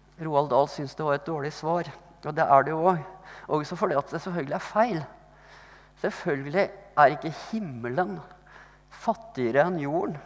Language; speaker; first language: Norwegian; native; Norwegian